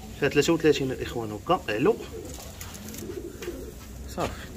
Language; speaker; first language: Arabic; native; Arabic